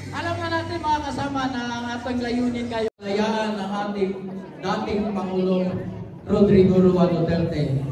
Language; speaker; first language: Filipino; non-native, local second language; Cebuano